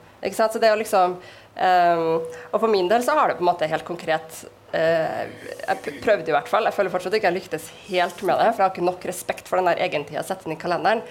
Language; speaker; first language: Norwegian; native; Norwegian